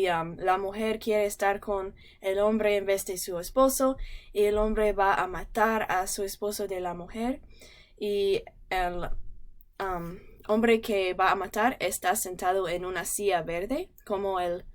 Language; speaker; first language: Spanish; non-native, learner; English